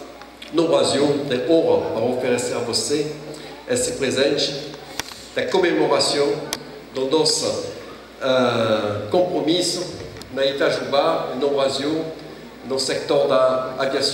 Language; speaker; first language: Portuguese; non-native, fluent; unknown